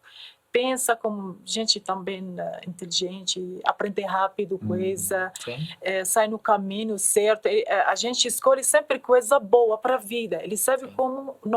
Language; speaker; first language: Portuguese; non-native, learner; Arabic